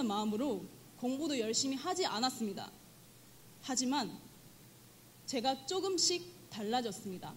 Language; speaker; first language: Korean; non-native, fluent; Chinese